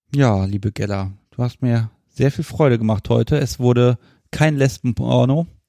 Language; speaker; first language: German; native; German